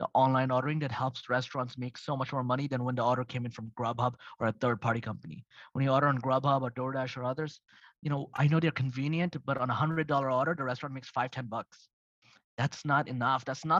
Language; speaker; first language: English; non-native, fluent; Arabic